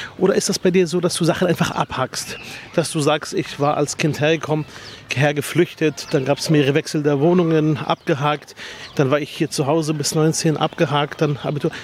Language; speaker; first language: German; early bilingual, other home language; Arabic